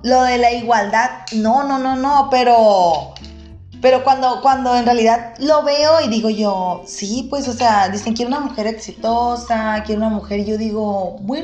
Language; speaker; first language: Spanish; native; Spanish